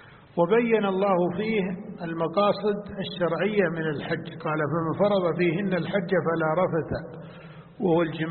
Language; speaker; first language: Arabic; native; Arabic